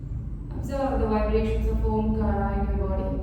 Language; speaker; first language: English; non-native, local second language; Kannada